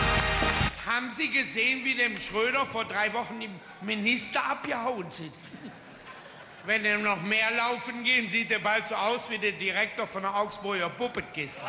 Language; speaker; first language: German; native; German